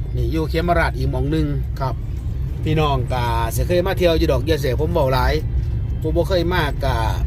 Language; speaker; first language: Thai; native; Thai